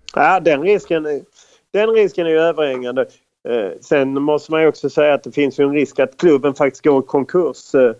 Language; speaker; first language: Swedish; native; Swedish